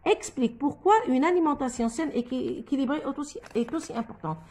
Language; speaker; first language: French; non-native, local second language; Arabic